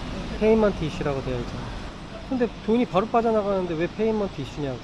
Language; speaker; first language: Korean; native; Korean